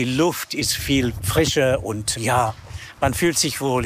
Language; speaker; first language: German; non-native, fluent; English